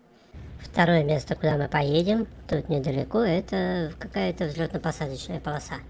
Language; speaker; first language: Russian; native; Russian